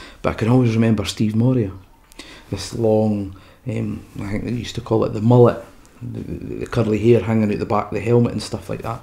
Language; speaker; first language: English; native; English